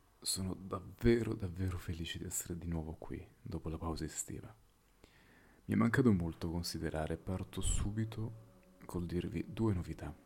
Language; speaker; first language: Italian; native; Italian